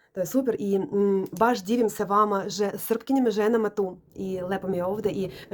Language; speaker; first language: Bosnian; non-native, learner; Russian